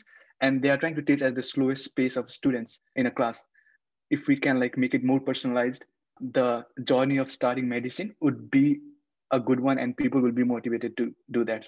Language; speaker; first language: English; non-native, local second language; Nepali